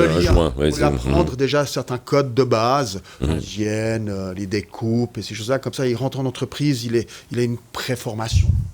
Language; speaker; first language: French; native; French